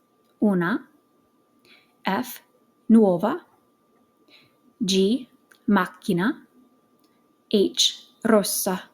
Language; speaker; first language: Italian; non-native, fluent; English